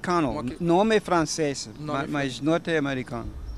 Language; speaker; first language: Portuguese; non-native, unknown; English